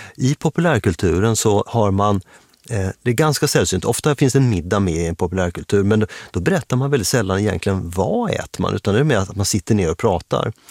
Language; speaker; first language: Swedish; native; Swedish